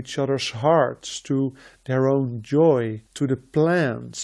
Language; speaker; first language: English; non-native, fluent; Dutch